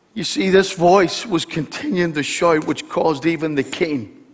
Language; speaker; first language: English; native; English